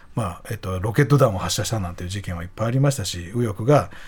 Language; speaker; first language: Japanese; native; Japanese